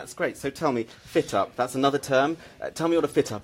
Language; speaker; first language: English; native; English